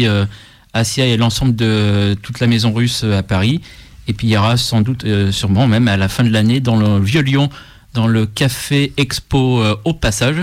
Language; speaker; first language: French; native; French